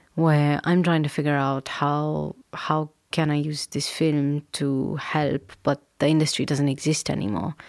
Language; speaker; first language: English; non-native, local second language; Urdu